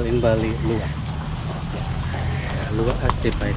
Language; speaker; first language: English; non-native, learner; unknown